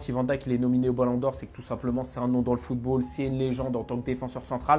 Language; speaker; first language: French; native; French